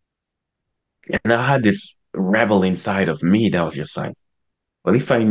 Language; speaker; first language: English; non-native, local second language; French